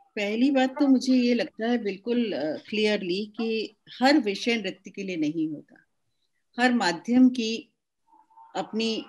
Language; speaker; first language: Hindi; native; Hindi